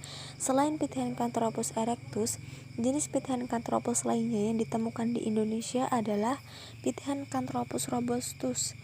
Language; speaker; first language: Indonesian; native; Indonesian